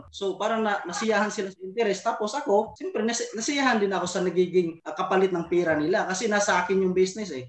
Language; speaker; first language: Filipino; non-native, local second language; Cebuano